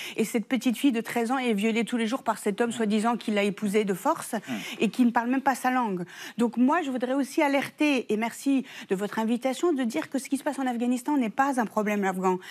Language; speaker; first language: French; early bilingual, other home language; Persian